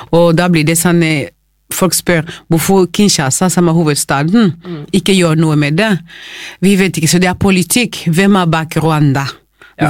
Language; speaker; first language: Norwegian; non-native, fluent; Swahili